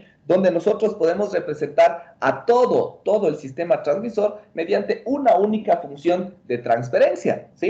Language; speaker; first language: Spanish; native; Spanish